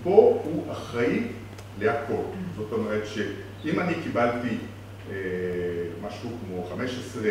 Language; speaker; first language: Hebrew; non-native, fluent; French